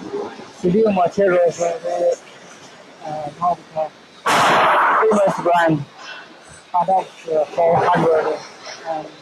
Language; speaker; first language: English; non-native, learner; Chinese